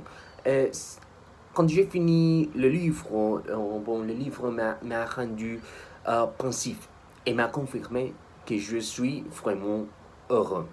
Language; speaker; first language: French; non-native, learner; Spanish